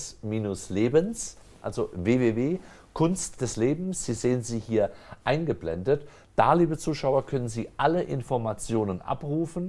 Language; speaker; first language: German; native; German